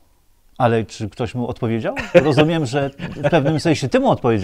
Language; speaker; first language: Polish; native; Polish